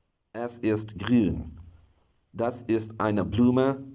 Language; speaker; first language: German; non-native, fluent; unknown